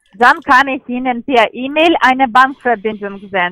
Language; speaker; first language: German; non-native, learner; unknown